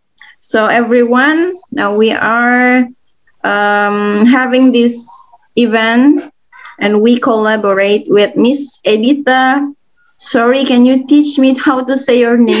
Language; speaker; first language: English; non-native, fluent; Indonesian